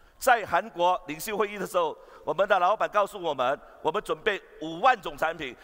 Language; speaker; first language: Chinese; native; Chinese